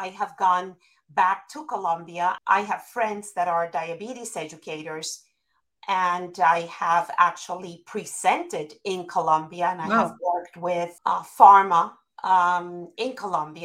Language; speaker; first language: English; non-native, fluent; Spanish